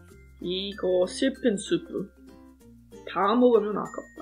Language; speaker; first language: Korean; non-native, fluent; English